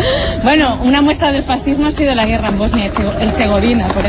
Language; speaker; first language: Spanish; native; Spanish